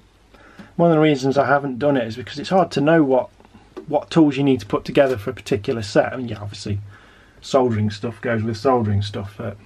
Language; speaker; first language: English; native; English